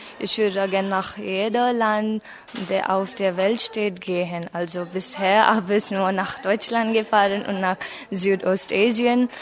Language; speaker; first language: German; non-native, learner; Marathi